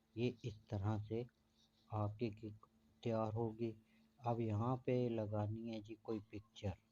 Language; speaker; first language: Urdu; non-native, local second language; Punjabi